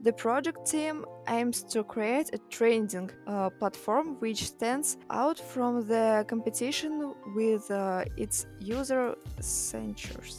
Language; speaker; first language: English; non-native, learner; Russian